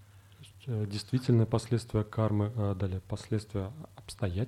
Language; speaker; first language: Russian; native; Russian